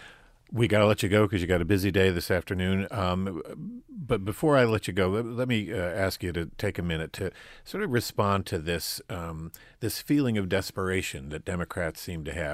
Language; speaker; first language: English; native; English